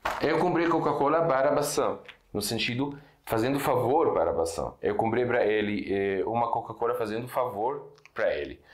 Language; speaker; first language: Portuguese; non-native, fluent; Arabic